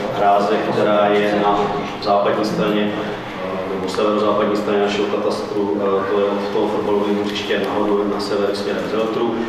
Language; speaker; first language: Czech; native; Czech